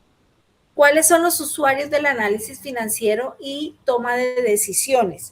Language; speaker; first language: Spanish; native; Spanish